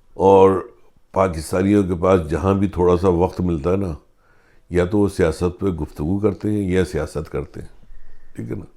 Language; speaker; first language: Urdu; native; Urdu